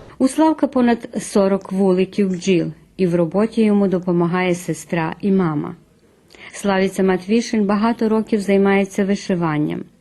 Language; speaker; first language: Ukrainian; early bilingual, heritage; Ukrainian